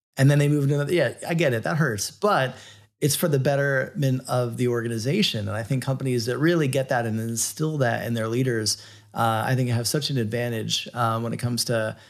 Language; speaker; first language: English; native; English